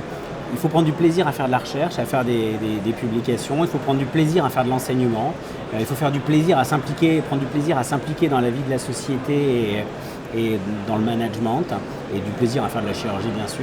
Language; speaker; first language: French; native; French